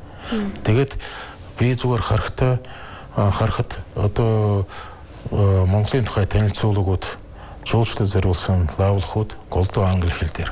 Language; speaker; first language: Mongolian; non-native, fluent; Russian